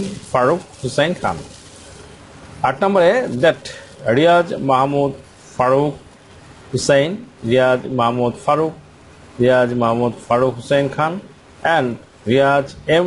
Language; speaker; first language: English; non-native, local second language; Bangla